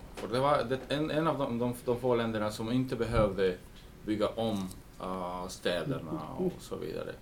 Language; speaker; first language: Swedish; early bilingual, heritage; English